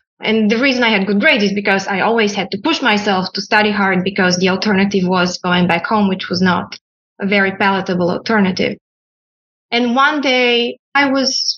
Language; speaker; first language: English; non-native, fluent; Bulgarian